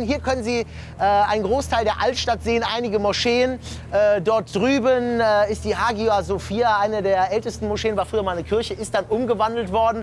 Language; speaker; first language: German; native; German